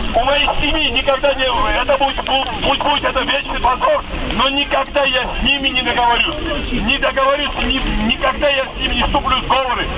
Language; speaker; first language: Russian; non-native, local second language; Georgian